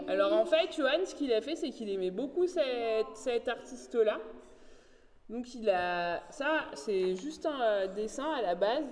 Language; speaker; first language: French; native; French